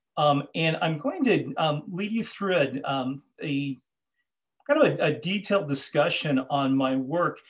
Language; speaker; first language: English; native; English